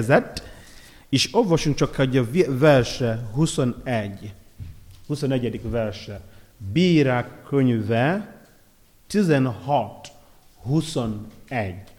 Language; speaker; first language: Hungarian; non-native, learner; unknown